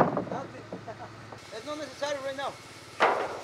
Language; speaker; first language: English; non-native, learner; Spanish